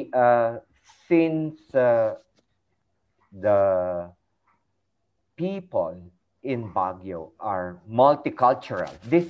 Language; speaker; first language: English; non-native, local second language; Iloko